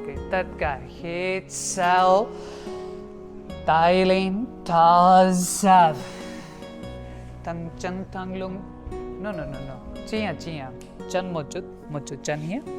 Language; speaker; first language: Vietnamese; non-native, learner; Hindi